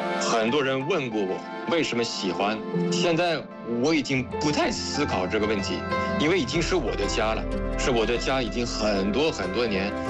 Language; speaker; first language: Chinese; non-native, fluent; French